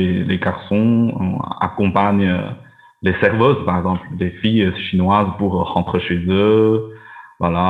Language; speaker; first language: French; non-native, learner; Chinese